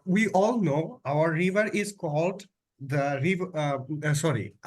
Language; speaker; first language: English; non-native, local second language; Bangla